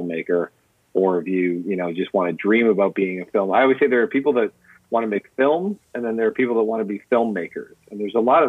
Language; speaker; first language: English; native; English